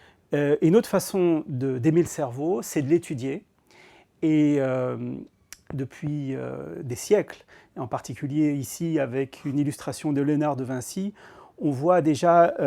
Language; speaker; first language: French; native; French